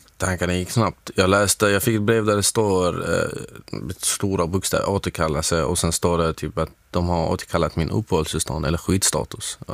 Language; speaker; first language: Swedish; non-native, fluent; Arabic